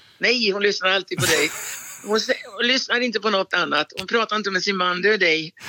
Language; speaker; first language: Swedish; native; Swedish